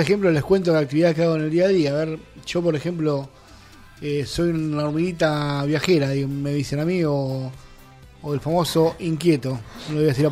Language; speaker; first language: Spanish; native; Spanish